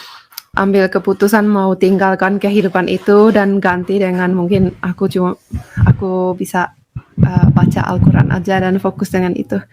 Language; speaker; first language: Indonesian; non-native, fluent; Finnish